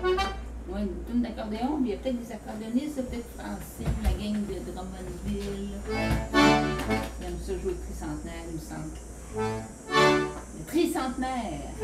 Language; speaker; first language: French; native; French